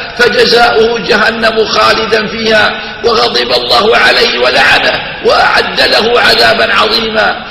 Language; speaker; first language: Arabic; native; Arabic